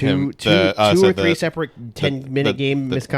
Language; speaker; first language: English; native; English